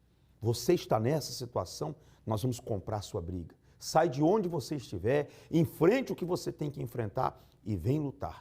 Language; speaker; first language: Portuguese; native; Portuguese